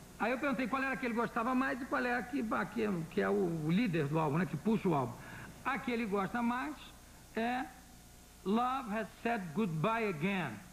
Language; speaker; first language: Portuguese; native; Portuguese